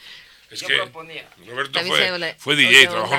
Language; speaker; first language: Spanish; native; Spanish